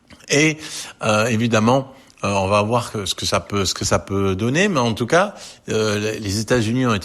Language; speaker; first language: French; native; French